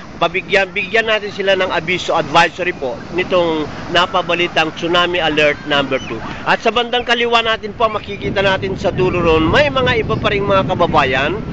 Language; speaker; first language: Filipino; non-native, local second language; Iloko